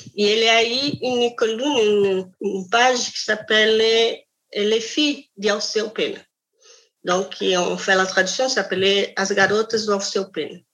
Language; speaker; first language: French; non-native, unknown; Portuguese